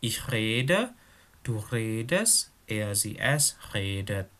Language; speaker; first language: German; non-native, fluent; Indonesian